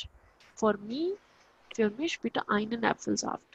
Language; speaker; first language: German; non-native, fluent; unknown